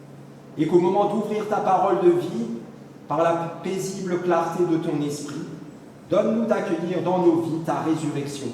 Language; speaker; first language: French; native; French